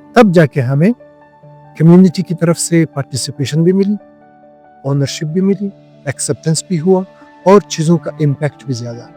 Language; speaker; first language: Urdu; non-native, local second language; Hazaragi